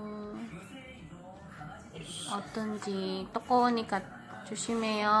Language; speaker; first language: Korean; non-native, learner; Filipino